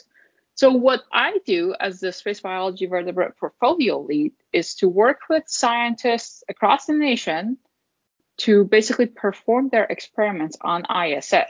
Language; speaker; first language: English; non-native, fluent; Persian